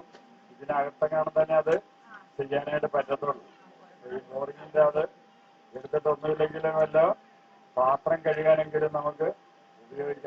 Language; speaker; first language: Malayalam; native; Malayalam